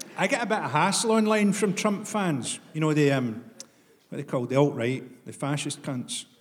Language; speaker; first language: English; native; English